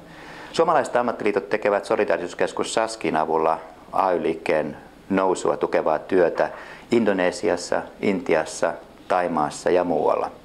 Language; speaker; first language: Finnish; native; Finnish